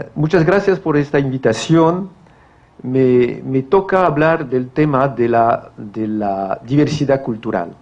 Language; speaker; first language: Spanish; non-native, fluent; French